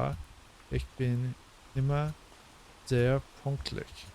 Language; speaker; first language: German; non-native, learner; English